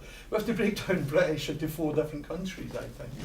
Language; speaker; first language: English; native; English